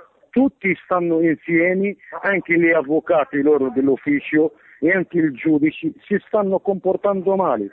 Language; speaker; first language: Italian; non-native, fluent; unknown